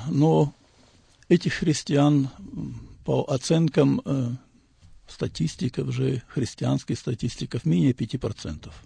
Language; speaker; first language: Russian; native; Russian